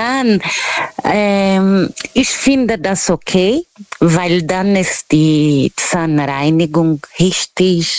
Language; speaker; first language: German; non-native, learner; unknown